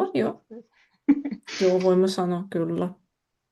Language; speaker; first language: Finnish; non-native, fluent; Russian